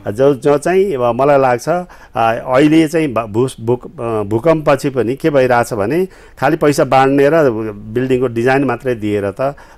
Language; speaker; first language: Nepali; native; Nepali